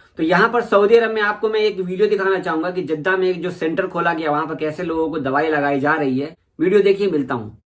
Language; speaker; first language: Hindi; native; Hindi